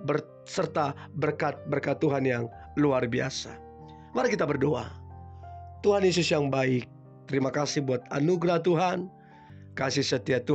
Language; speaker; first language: Indonesian; native; Indonesian